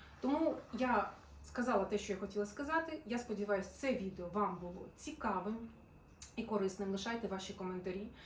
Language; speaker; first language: Ukrainian; non-native, local second language; Russian